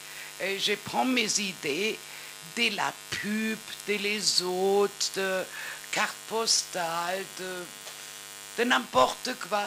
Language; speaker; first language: French; non-native, fluent; German